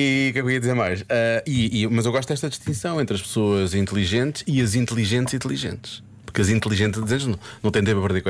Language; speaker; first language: Portuguese; native; Portuguese